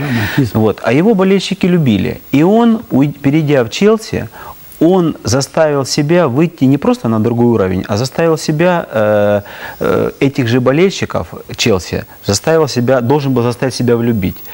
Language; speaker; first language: Russian; native; Russian